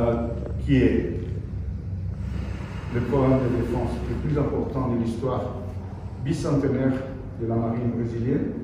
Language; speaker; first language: French; non-native, fluent; Portuguese